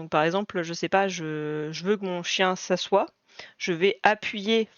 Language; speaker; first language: French; native; French